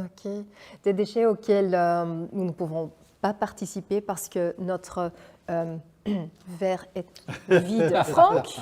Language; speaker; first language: French; non-native, local second language; Dutch